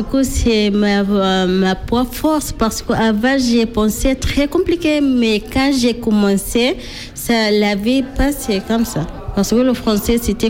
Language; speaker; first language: French; non-native, learner; Arabic